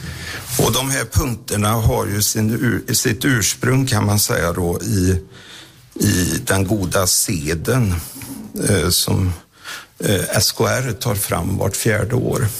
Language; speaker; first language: Swedish; native; Swedish